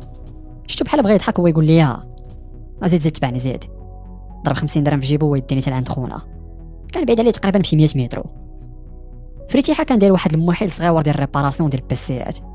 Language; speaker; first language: Arabic; native; Arabic